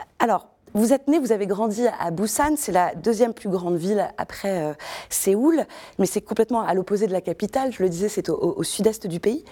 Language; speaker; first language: French; native; French